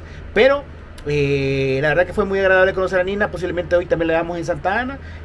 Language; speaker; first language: Spanish; native; Spanish